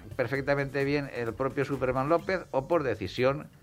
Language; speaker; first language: Spanish; native; Spanish